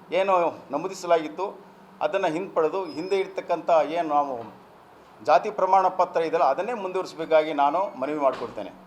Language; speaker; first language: Kannada; non-native, local second language; Lambadi